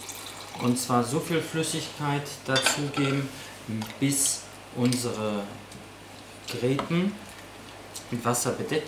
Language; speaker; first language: German; native; German